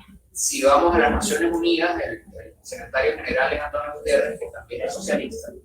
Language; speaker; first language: Spanish; native; Spanish